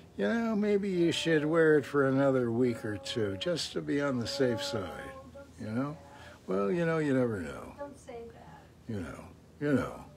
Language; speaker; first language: English; native; English